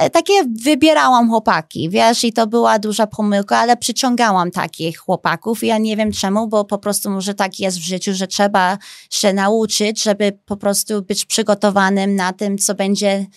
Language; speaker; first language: Polish; early bilingual, heritage; Polish